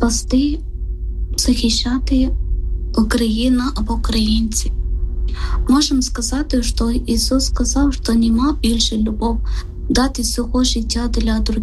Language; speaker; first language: Ukrainian; non-native, learner; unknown